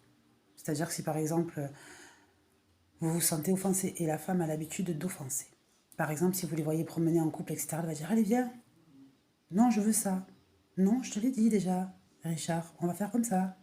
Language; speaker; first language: French; native; French